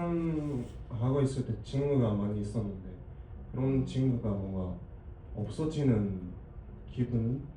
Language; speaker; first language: Korean; non-native, learner; Japanese